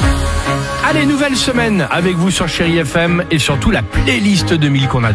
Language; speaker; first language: French; native; French